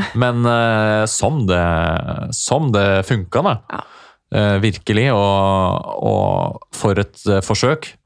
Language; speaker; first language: Norwegian; native; Norwegian